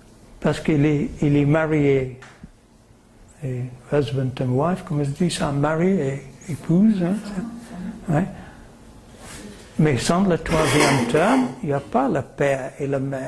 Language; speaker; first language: French; non-native, learner; English